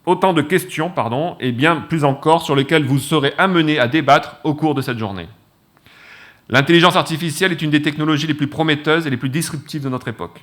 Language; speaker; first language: French; native; French